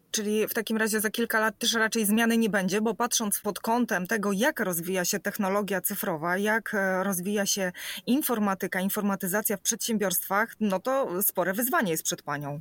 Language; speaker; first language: Polish; native; Polish